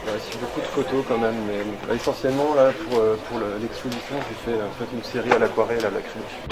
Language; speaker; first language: French; native; French